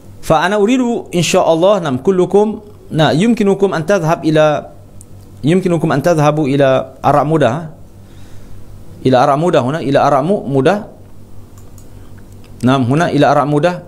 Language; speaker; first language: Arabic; non-native, fluent; Malay